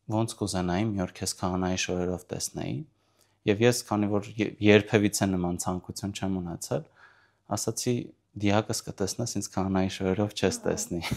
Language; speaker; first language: Armenian; early bilingual, heritage; Armenian